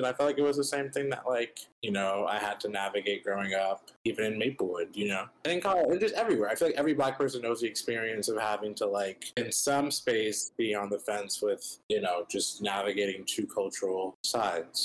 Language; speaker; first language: English; native; English